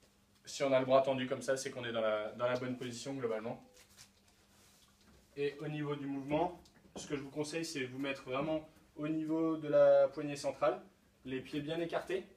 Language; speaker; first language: French; native; French